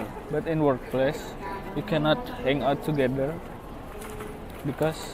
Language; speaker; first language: English; non-native, learner; Korean